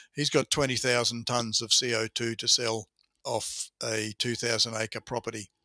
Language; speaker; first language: English; native; English